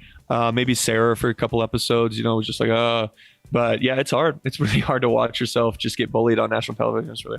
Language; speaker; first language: English; native; English